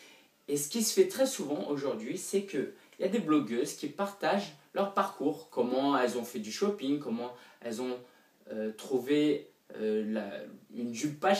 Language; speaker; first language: French; native; French